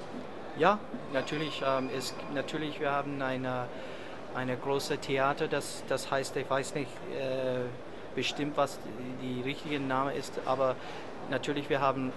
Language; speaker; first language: German; non-native, learner; English